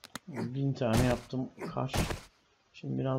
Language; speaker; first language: Turkish; native; Turkish